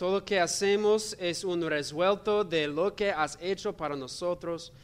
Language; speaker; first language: Spanish; non-native, learner; English